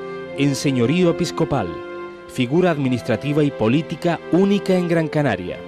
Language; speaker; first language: Spanish; native; Spanish